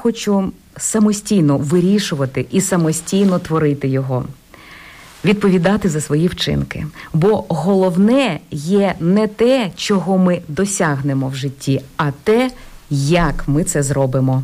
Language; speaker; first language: Ukrainian; native; Ukrainian